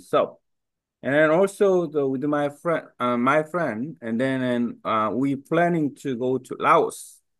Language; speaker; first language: English; non-native, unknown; Korean